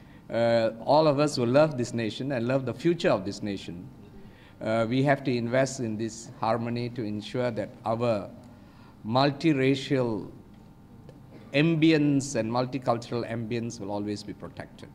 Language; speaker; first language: English; non-native, local second language; Tamil